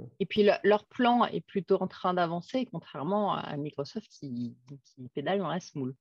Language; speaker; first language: French; native; French